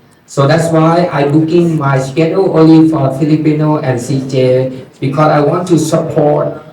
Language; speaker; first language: English; non-native, learner; Thai